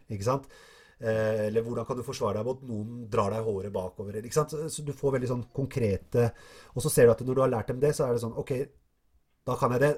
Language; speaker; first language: Norwegian; early bilingual, other home language; Arabic